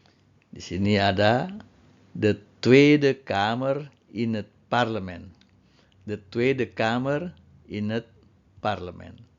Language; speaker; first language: Dutch; non-native, fluent; Indonesian